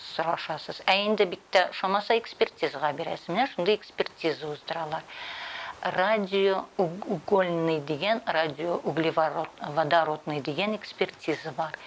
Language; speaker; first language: Tatar; native; Tatar